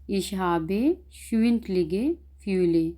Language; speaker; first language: German; non-native, fluent; Urdu